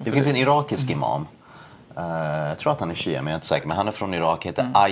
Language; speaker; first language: Swedish; early bilingual, other home language; Persian